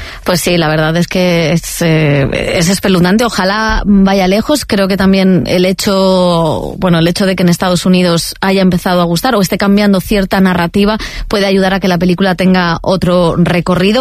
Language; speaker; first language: Spanish; native; Spanish